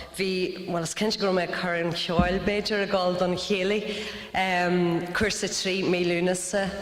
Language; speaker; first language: Irish; non-native, local second language; English